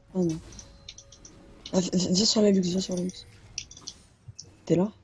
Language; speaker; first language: French; native; French